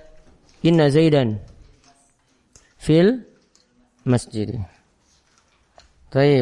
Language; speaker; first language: Arabic; non-native, fluent; Indonesian